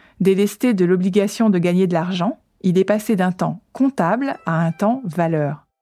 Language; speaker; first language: French; native; French